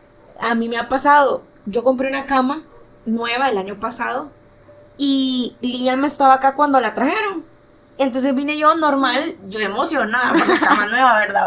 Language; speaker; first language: Spanish; native; Spanish